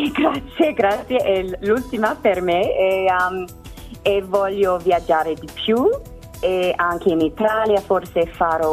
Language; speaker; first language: Italian; non-native, learner; English